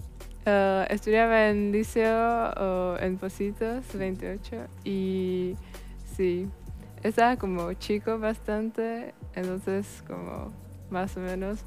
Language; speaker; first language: Spanish; non-native, learner; Czech